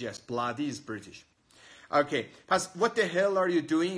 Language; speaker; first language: English; non-native, fluent; Persian